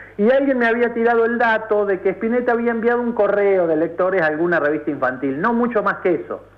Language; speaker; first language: Spanish; native; Spanish